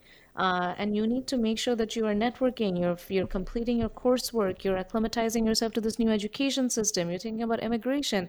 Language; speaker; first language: English; non-native, local second language; Bangla